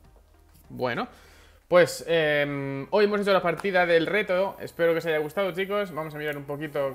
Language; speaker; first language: Spanish; native; Spanish